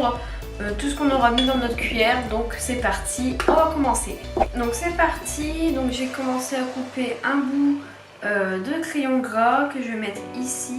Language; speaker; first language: French; native; French